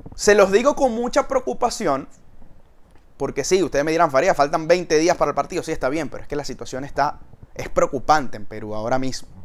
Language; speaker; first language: Spanish; native; Spanish